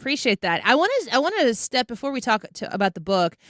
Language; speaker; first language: English; native; English